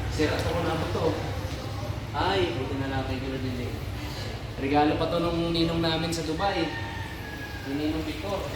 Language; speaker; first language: Filipino; native; Filipino